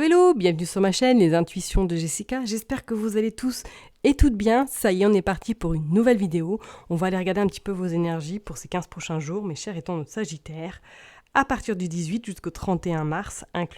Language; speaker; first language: French; native; French